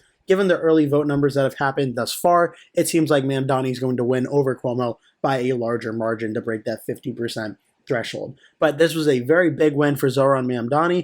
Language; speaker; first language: English; native; English